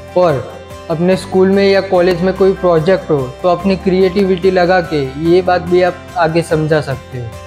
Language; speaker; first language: Hindi; non-native, local second language; Gujarati